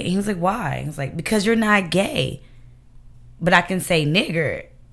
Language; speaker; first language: English; native; English